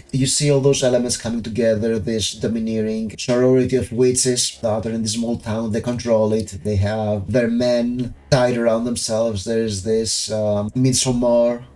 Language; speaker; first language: English; non-native, fluent; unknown